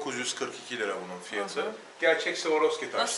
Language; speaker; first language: Turkish; native; Turkish